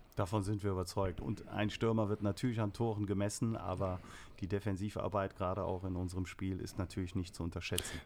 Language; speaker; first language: German; native; German